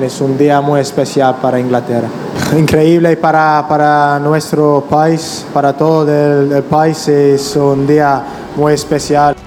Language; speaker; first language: Spanish; non-native, learner; English